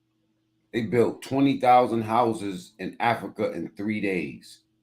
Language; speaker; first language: English; native; English